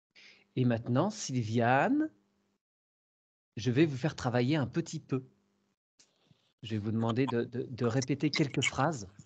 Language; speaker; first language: French; native; French